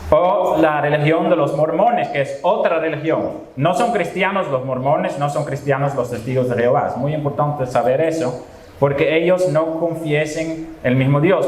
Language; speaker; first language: Spanish; non-native, fluent; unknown